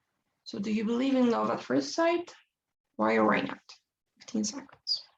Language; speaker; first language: English; non-native, fluent; Spanish